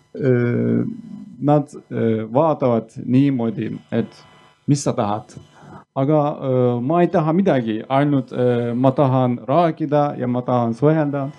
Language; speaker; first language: Estonian; non-native, fluent; Turkish